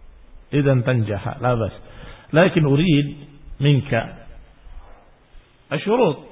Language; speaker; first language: Arabic; non-native, fluent; Indonesian